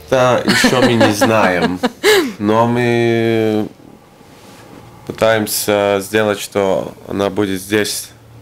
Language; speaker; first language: Russian; non-native, local second language; Latvian